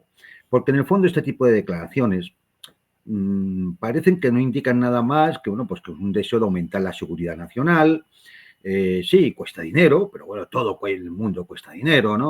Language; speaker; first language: Spanish; native; Spanish